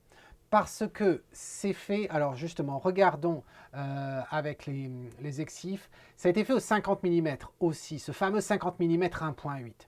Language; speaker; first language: French; native; French